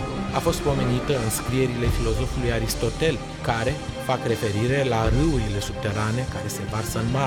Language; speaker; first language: Romanian; native; Romanian